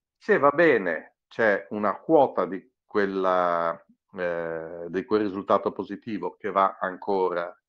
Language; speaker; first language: Italian; native; Italian